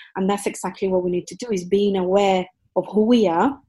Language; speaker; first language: English; non-native, fluent; Spanish